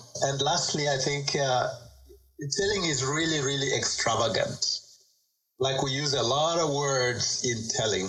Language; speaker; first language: English; non-native, local second language; Swahili